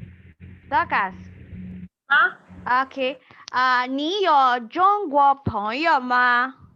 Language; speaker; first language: Chinese; non-native, fluent; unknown